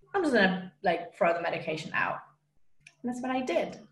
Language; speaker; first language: English; non-native, fluent; Romanian